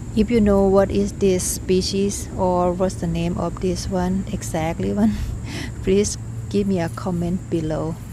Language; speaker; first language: English; non-native, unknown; Thai